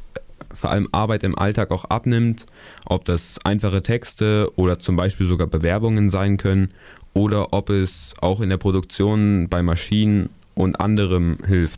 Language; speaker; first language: German; native; German